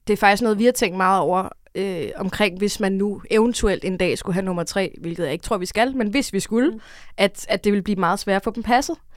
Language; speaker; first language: Danish; native; Danish